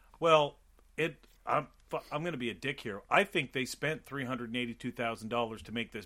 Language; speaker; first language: English; native; English